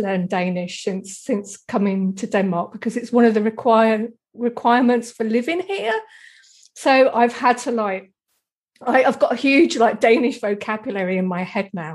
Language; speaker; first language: English; native; English